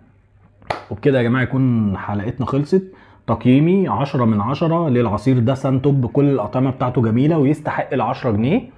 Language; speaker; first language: Arabic; native; Arabic